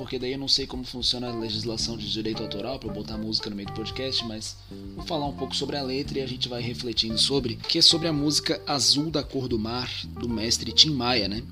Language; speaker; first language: Portuguese; native; Portuguese